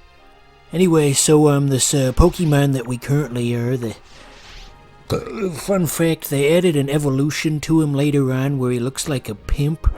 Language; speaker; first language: English; native; English